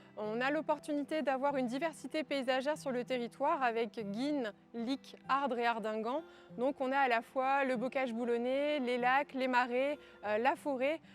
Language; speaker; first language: French; native; French